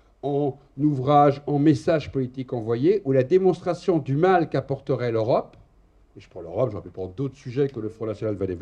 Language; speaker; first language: French; native; French